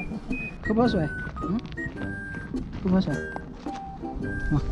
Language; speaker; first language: Chinese; native; Chinese